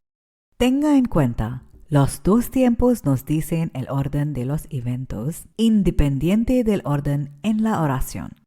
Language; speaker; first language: Spanish; non-native, fluent; English